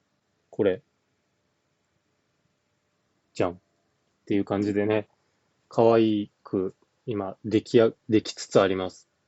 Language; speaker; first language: Japanese; native; Japanese